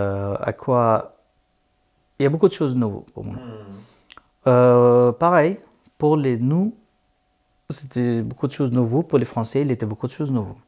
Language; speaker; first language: French; non-native, fluent; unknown